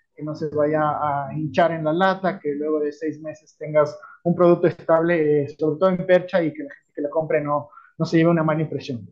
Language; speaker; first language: Spanish; native; Spanish